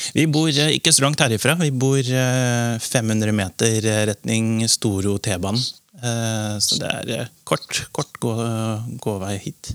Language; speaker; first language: Norwegian; non-native, fluent; Dutch